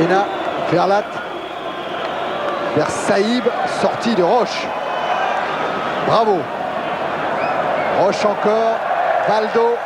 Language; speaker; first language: French; native; French